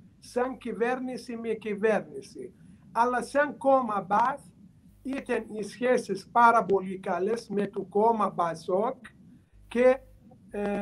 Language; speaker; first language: Greek; non-native, learner; Arabic